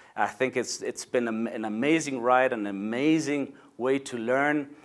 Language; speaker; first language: English; non-native, fluent; Spanish